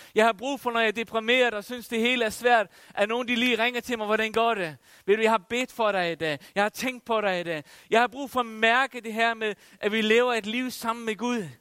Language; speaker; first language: Danish; non-native, local second language; Faroese